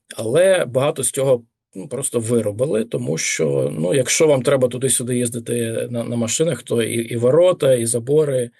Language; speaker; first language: Ukrainian; native; Ukrainian